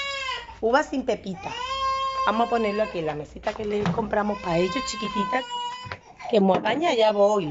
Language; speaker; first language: Spanish; native; Spanish